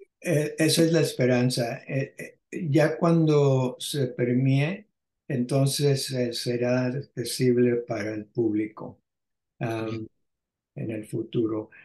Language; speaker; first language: Spanish; early bilingual, heritage; Spanish